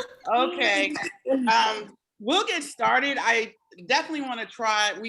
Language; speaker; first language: English; native; English